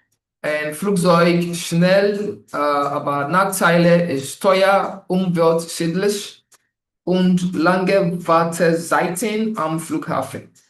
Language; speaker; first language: German; non-native, fluent; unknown